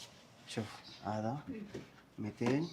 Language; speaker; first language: Arabic; non-native, learner; Telugu